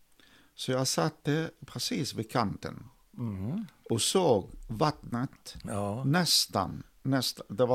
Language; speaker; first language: Swedish; non-native, fluent; Arabic